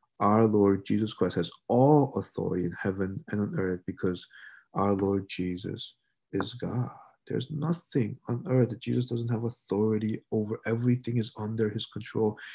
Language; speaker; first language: English; early bilingual, other home language; Korean